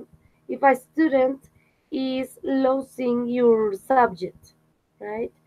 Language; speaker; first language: English; non-native, fluent; Spanish